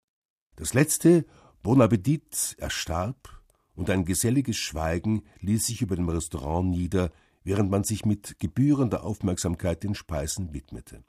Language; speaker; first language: German; native; German